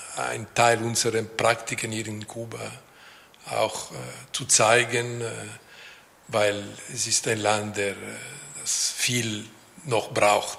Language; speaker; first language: German; non-native, local second language; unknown